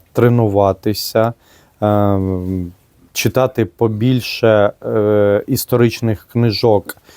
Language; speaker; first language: Ukrainian; non-native, local second language; Russian